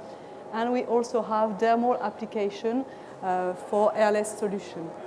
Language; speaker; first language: English; non-native, fluent; French